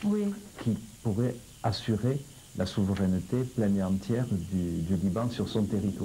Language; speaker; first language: French; native; French